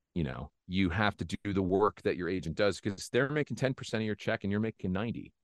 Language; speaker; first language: English; native; English